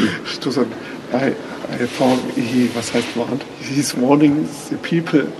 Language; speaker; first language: English; non-native, fluent; German